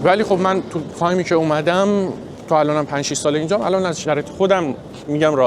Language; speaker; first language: Persian; native; Persian